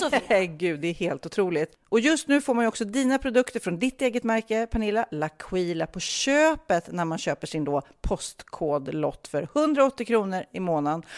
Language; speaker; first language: Swedish; native; Swedish